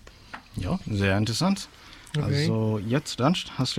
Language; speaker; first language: German; non-native, learner; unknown